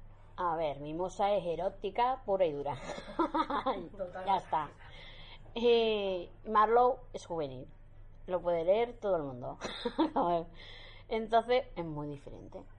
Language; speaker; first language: Spanish; native; Spanish